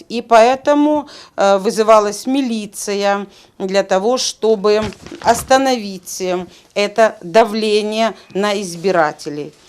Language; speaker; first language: Russian; native; Russian